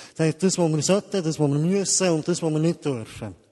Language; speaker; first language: German; native; German